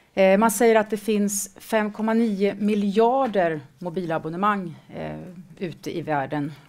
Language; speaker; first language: Swedish; native; Swedish